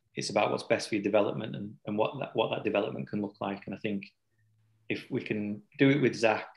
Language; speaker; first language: English; native; English